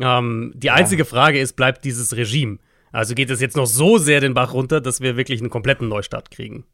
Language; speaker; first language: German; native; German